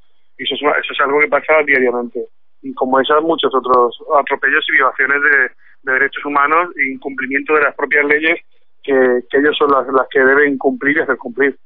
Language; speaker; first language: Spanish; native; Spanish